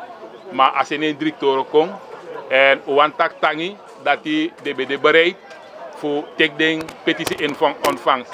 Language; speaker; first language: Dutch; non-native, local second language; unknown